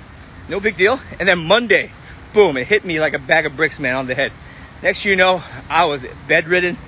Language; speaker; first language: English; native; English